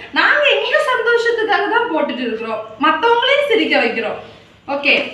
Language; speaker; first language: Tamil; non-native, local second language; Malayalam